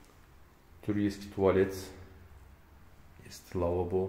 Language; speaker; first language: Russian; non-native, learner; Turkish